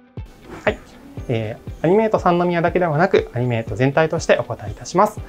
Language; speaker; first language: Japanese; native; Japanese